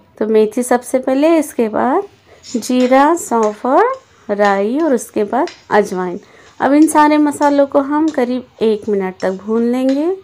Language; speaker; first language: Hindi; native; Hindi